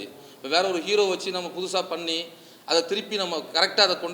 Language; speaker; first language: Tamil; native; Tamil